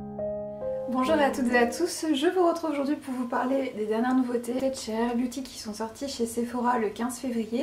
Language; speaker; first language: French; native; French